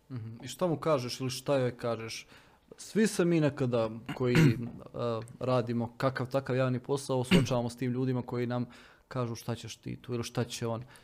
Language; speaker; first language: Croatian; native; Croatian